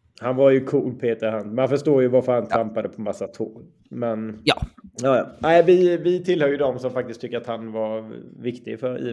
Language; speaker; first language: Swedish; native; Swedish